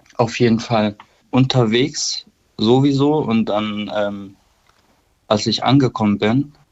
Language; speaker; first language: German; non-native, fluent; Arabic